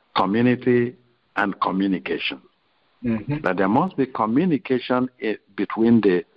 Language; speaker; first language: English; non-native, local second language; Igbo